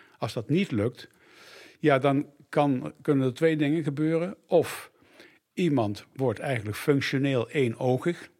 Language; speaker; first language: Dutch; native; Dutch